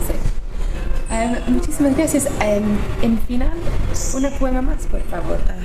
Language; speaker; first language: Spanish; non-native, learner; English